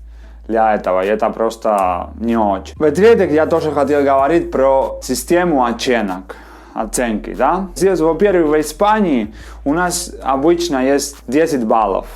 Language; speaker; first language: Russian; non-native, fluent; Spanish